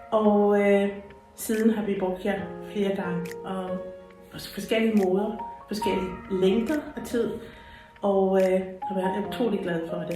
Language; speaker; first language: Danish; non-native, fluent; English